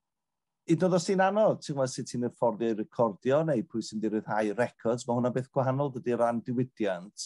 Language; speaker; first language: Welsh; native; Welsh